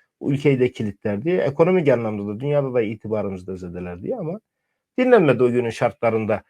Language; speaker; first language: Turkish; native; Turkish